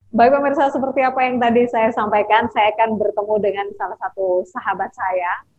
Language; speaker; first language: Indonesian; native; Indonesian